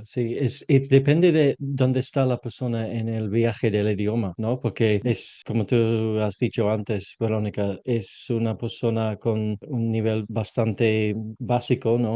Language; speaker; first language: Spanish; non-native, learner; English